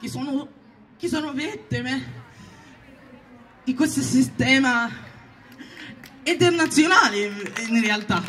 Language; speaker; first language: Italian; non-native, fluent; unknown